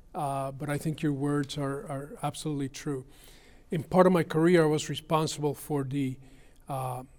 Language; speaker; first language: English; early bilingual, other home language; Spanish